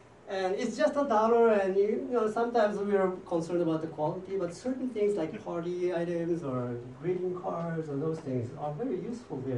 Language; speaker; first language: English; non-native, fluent; Japanese